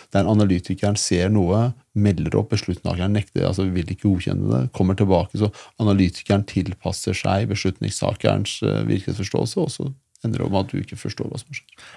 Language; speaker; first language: Norwegian; early bilingual, other home language; Persian